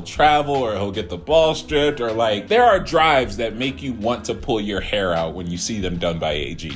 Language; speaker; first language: English; native; English